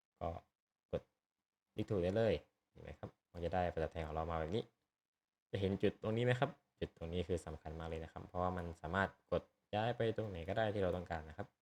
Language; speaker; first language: Thai; native; Thai